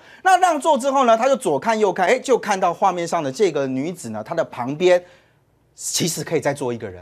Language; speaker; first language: Chinese; native; Chinese